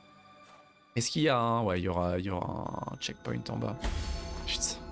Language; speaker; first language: French; native; French